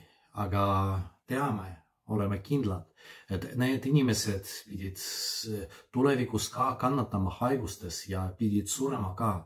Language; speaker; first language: Estonian; non-native, fluent; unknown